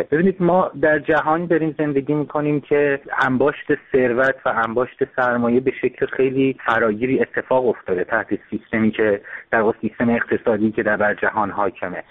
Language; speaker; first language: Persian; native; Persian